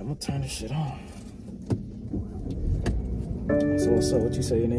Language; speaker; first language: English; native; English